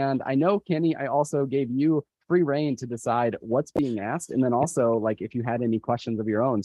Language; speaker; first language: English; native; English